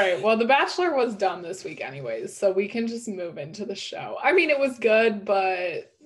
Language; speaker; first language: English; native; English